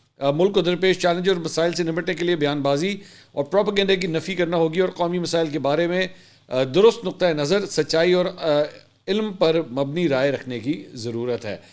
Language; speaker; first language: Urdu; native; Urdu